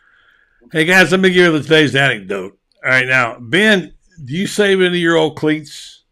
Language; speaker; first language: English; native; English